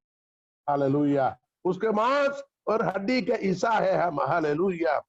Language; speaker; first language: Hindi; non-native, local second language; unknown